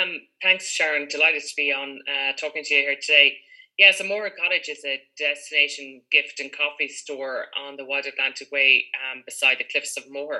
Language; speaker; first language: English; native; English